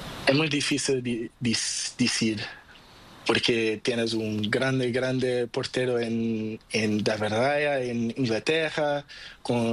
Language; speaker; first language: Spanish; non-native, learner; Portuguese